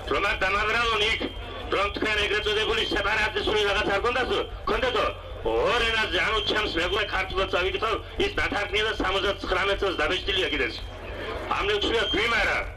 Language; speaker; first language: Georgian; non-native, local second language; Mingrelian